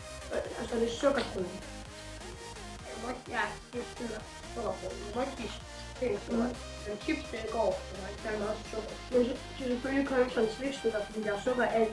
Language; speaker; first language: Danish; early bilingual, other home language; German